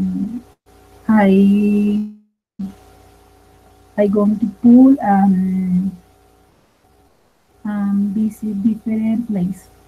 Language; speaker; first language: English; non-native, learner; Spanish